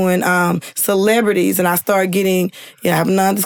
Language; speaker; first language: English; native; English